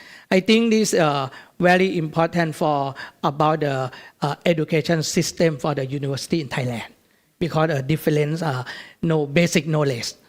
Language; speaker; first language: English; non-native, learner; Thai